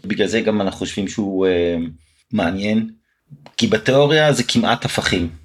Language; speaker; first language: Hebrew; native; Hebrew